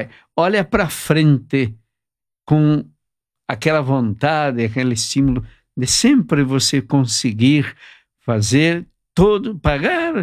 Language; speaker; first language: Portuguese; native; Portuguese